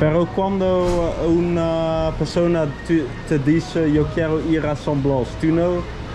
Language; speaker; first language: Spanish; non-native, learner; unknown